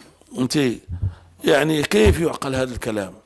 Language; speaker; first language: Arabic; native; Arabic